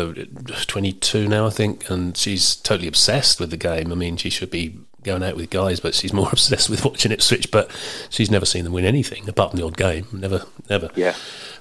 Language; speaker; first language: English; native; English